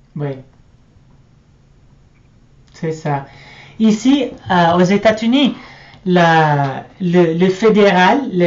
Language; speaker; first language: French; non-native, learner; English